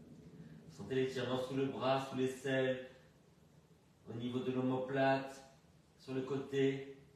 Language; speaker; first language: French; native; French